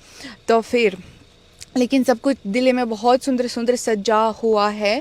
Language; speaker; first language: Hindi; non-native, fluent; Russian